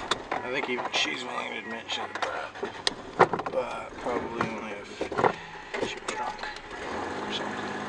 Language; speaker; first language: English; native; English